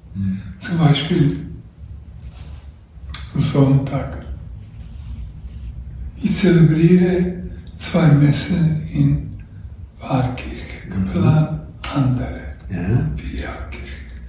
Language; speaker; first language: German; non-native, learner; Croatian